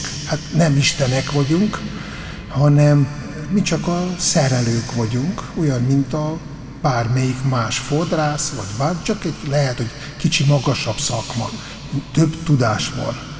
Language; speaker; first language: Hungarian; non-native, fluent; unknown